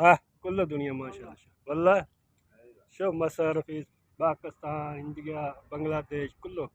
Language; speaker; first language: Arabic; non-native, learner; Punjabi